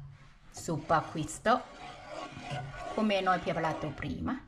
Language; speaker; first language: Italian; non-native, learner; Thai